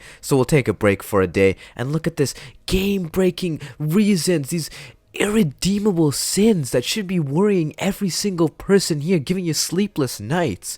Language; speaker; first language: English; native; English